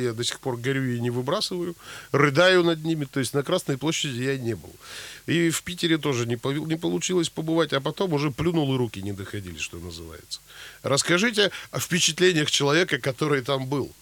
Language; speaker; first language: Russian; native; Russian